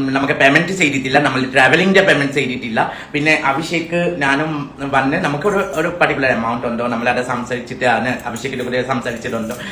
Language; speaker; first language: Malayalam; non-native, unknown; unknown